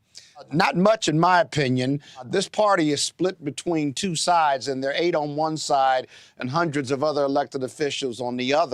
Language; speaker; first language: English; native; English